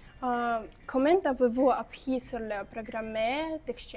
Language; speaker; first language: French; non-native, learner; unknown